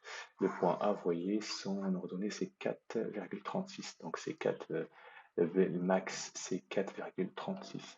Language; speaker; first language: French; native; French